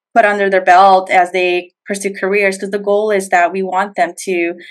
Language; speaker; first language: English; native; English